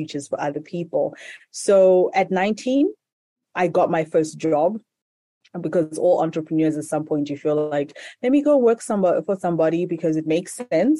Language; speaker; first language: English; non-native, local second language; Shona